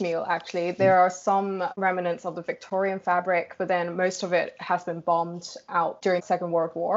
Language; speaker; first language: English; non-native, local second language; Cantonese